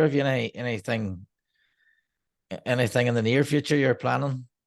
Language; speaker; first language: English; native; English